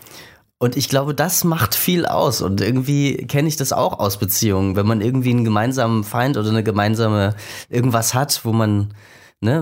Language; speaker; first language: German; native; German